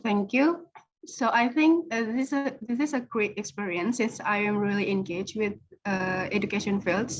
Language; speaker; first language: English; non-native, learner; Indonesian